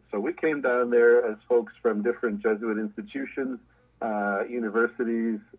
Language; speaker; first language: English; native; English